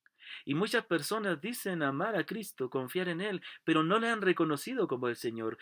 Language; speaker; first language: Spanish; native; Spanish